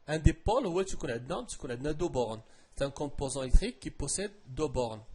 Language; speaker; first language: French; non-native, local second language; Arabic